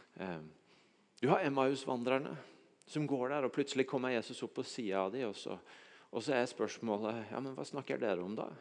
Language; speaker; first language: Norwegian; native; Norwegian